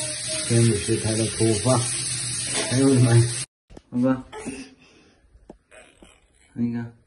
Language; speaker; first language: Chinese; non-native, fluent; Korean